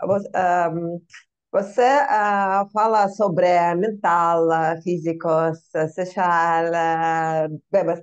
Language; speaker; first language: Portuguese; non-native, learner; Russian